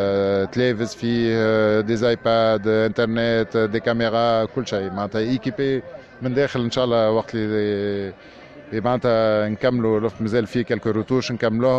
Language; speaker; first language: Arabic; native; Arabic